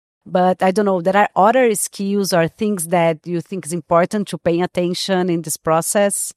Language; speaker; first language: English; non-native, fluent; Portuguese